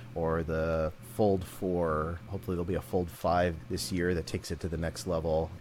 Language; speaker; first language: English; native; English